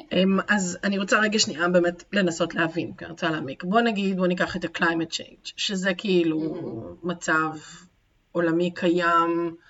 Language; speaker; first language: Hebrew; native; Hebrew